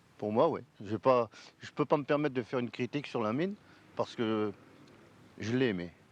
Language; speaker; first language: French; native; French